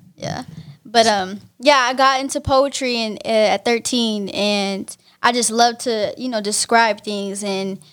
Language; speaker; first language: English; native; English